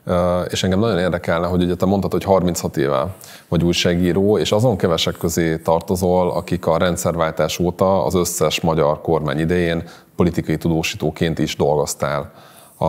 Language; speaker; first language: Hungarian; native; Hungarian